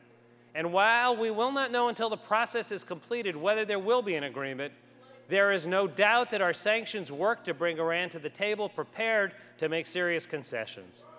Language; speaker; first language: English; native; English